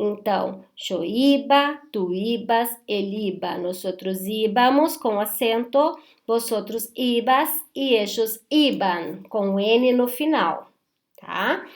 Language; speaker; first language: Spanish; non-native, fluent; Portuguese